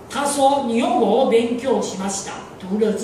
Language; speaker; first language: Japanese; non-native, fluent; Chinese